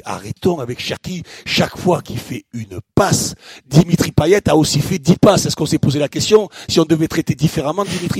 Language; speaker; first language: French; native; French